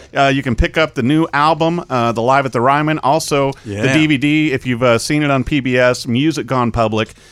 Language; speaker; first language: English; native; English